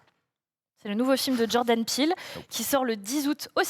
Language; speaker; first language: French; native; French